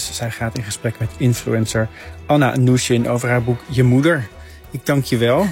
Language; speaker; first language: Dutch; native; Dutch